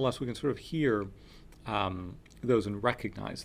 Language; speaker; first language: English; early bilingual, other home language; Spanish